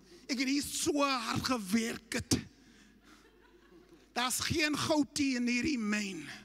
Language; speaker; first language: Afrikaans; non-native, fluent; English